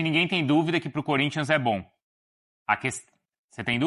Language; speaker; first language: Portuguese; native; Portuguese